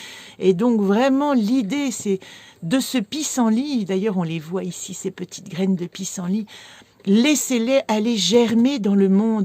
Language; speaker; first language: French; native; French